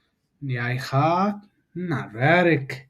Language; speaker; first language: Dutch; non-native, learner; Tigrinya